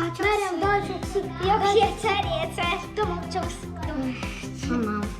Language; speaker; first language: Turkish; early bilingual, heritage; Turkish